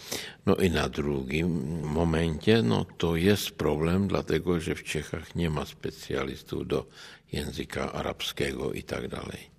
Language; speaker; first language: Polish; non-native, learner; Czech